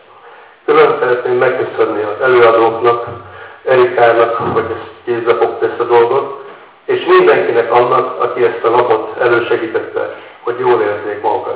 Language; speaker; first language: Hungarian; native; Hungarian